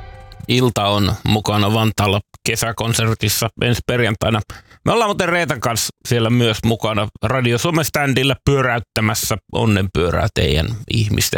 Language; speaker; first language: Finnish; native; Finnish